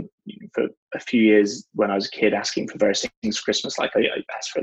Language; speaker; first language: English; native; English